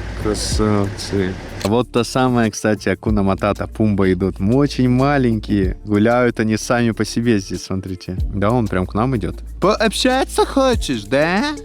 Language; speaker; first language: Russian; native; Russian